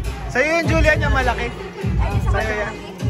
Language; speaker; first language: Filipino; native; Filipino